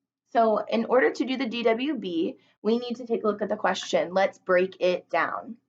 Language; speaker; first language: English; native; English